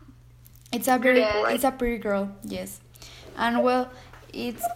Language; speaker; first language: English; non-native, learner; Spanish